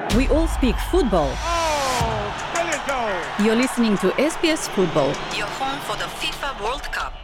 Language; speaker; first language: English; non-native, fluent; Croatian